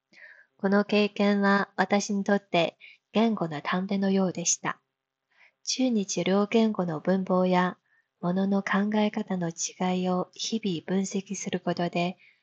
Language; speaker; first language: Japanese; non-native, fluent; Chinese